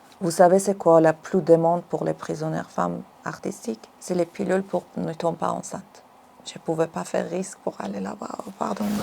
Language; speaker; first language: French; non-native, learner; Persian